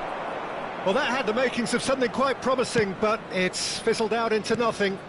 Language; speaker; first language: English; native; English